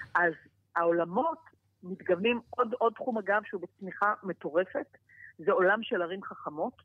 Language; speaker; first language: Hebrew; native; Hebrew